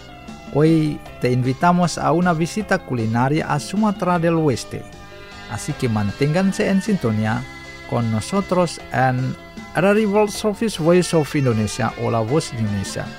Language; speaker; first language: Spanish; non-native, fluent; Indonesian